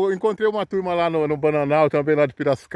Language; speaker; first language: Portuguese; native; Portuguese